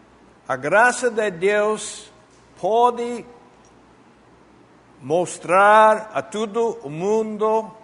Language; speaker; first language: Portuguese; non-native, fluent; Spanish